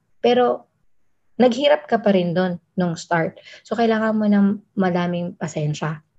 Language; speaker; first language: Filipino; native; Filipino